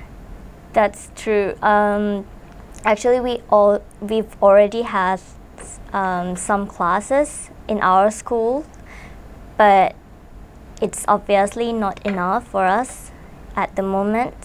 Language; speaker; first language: English; non-native, fluent; Thai